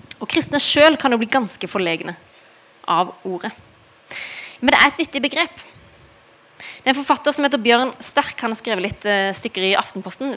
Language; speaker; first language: Norwegian; early bilingual, heritage; Norwegian